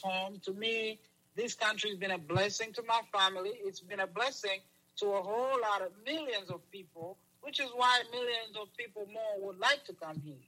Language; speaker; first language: English; non-native, local second language; Kinyarwanda